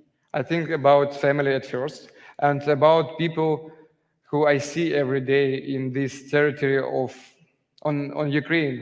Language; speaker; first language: English; non-native, learner; Ukrainian